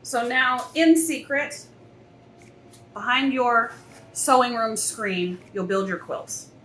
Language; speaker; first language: English; native; English